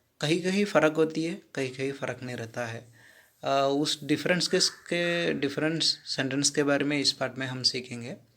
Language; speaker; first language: Hindi; non-native, local second language; Tamil